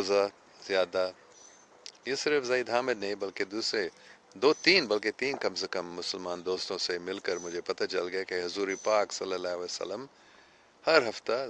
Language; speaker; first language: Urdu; non-native, fluent; English